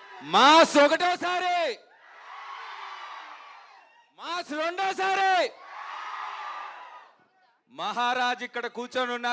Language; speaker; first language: Telugu; native; Telugu